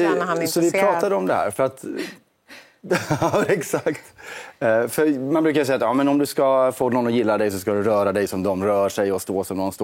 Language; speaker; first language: Swedish; native; Swedish